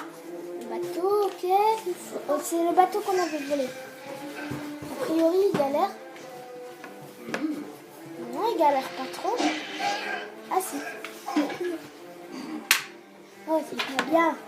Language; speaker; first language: French; native; French